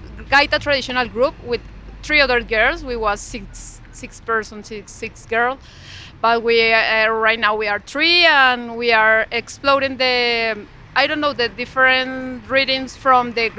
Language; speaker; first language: English; non-native, learner; Spanish